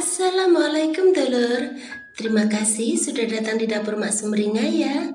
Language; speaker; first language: Indonesian; native; Indonesian